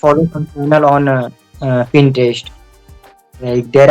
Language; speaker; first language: English; non-native, local second language; Hindi